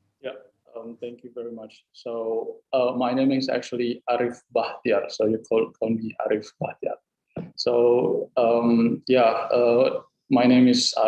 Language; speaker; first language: English; non-native, fluent; Indonesian